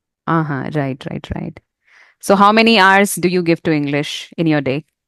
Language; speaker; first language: English; non-native, fluent; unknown